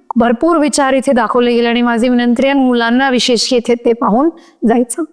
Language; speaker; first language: Marathi; non-native, local second language; Hindi